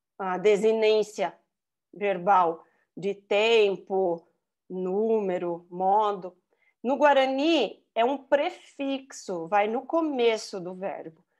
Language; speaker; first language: Portuguese; native; Portuguese